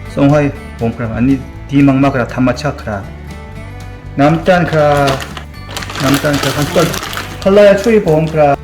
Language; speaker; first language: Thai; non-native, learner; Korean